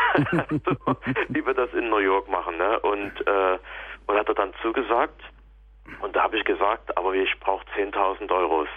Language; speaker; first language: German; native; German